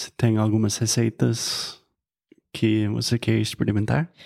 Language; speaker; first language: Portuguese; non-native, fluent; English